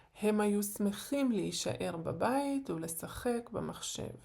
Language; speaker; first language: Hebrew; non-native, fluent; Ukrainian